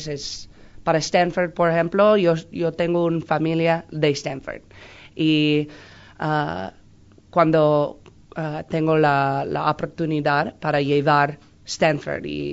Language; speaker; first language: Spanish; non-native, learner; English